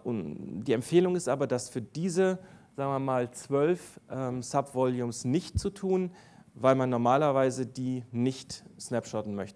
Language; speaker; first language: German; native; German